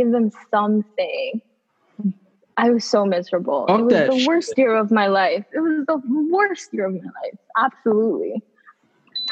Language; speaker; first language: English; native; English